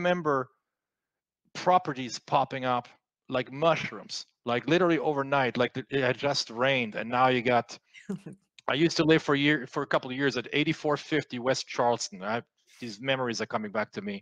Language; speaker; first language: English; non-native, fluent; French